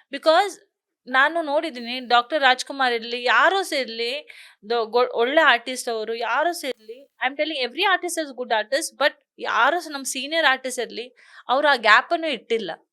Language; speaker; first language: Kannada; non-native, local second language; Konkani